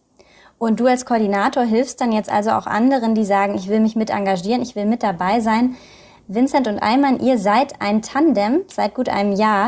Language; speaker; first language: German; native; German